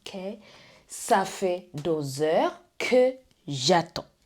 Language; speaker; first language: French; non-native, fluent; English